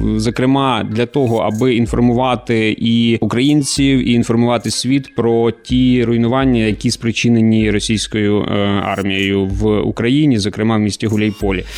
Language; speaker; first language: Ukrainian; native; Ukrainian